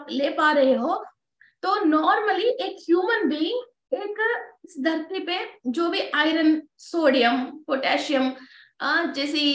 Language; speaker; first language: Hindi; non-native, local second language; Telugu